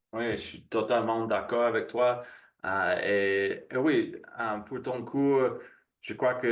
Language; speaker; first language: French; non-native, fluent; English